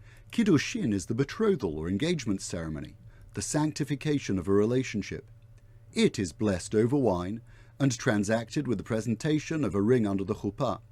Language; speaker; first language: English; native; English